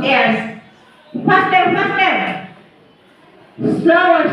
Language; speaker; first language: English; non-native, learner; Indonesian